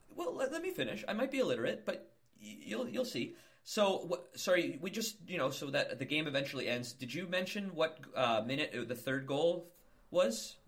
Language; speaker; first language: English; native; English